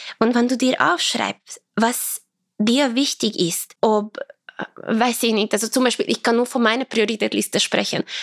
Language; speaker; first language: German; non-native, fluent; Croatian